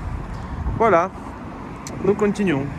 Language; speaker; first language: French; non-native, fluent; Russian